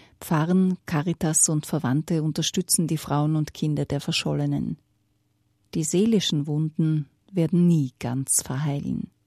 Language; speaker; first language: German; native; German